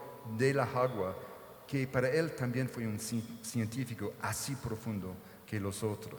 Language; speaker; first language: Spanish; non-native, fluent; English